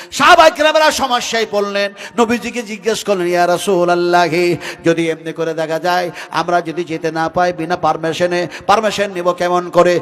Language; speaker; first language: Bangla; non-native, local second language; Hindi